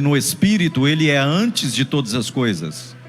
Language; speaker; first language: Portuguese; native; Portuguese